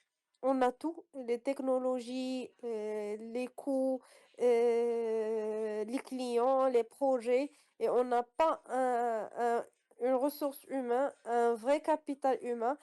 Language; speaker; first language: French; non-native, local second language; Arabic